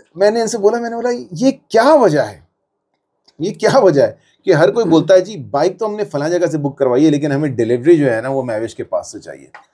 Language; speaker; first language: Urdu; native; Urdu